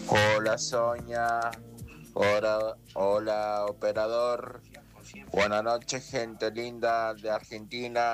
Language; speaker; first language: Spanish; native; Spanish